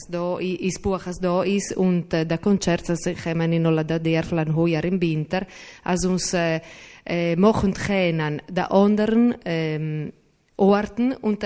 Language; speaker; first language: German; non-native, learner; Italian